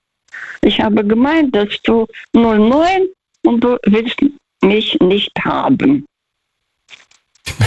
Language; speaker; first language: German; non-native, fluent; Russian